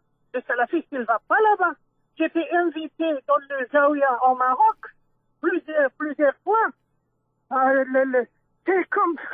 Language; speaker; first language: French; non-native, local second language; Dutch